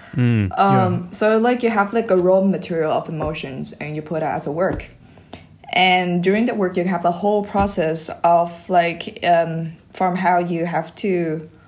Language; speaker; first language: English; non-native, fluent; Vietnamese